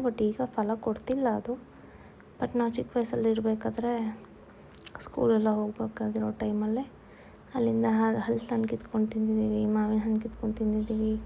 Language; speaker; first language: Kannada; non-native, local second language; Tulu